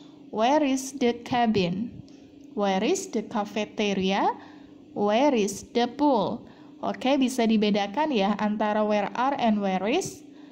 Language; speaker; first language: English; non-native, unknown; Indonesian